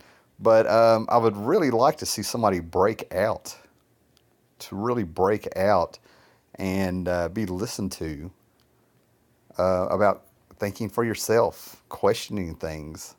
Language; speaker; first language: English; native; English